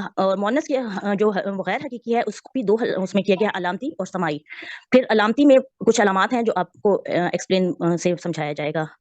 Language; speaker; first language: Urdu; native; Urdu